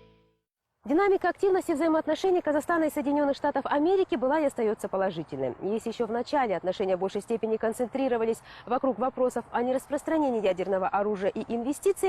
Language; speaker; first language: Russian; native; Russian